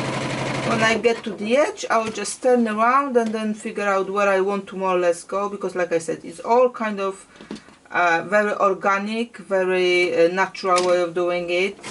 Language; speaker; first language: English; non-native, fluent; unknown